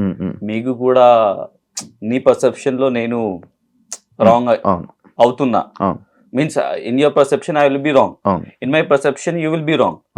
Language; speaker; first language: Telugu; non-native, learner; Hindi